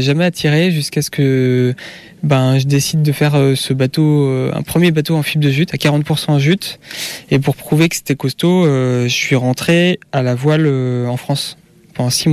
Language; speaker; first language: French; native; French